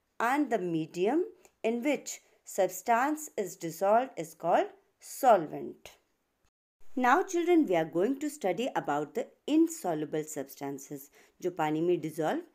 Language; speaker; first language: English; non-native, local second language; Hindi